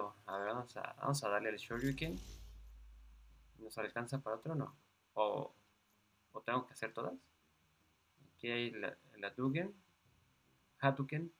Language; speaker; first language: Spanish; native; Spanish